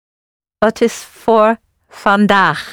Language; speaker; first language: Dutch; non-native, learner; English